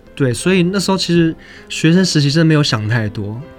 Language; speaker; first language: Chinese; native; Chinese